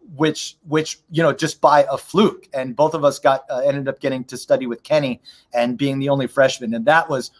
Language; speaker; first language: English; native; English